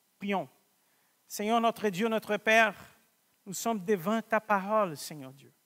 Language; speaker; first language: French; non-native, fluent; Portuguese